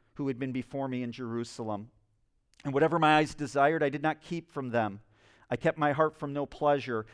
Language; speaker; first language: English; native; English